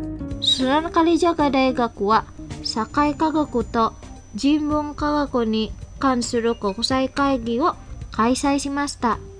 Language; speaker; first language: Japanese; non-native, fluent; Indonesian